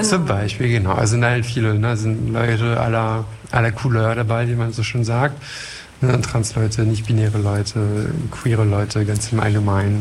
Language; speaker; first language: German; non-native, fluent; French